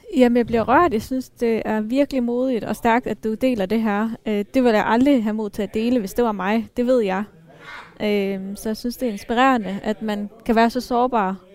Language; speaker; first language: Danish; early bilingual, other home language; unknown